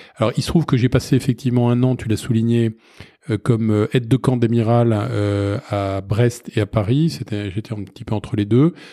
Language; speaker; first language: French; native; French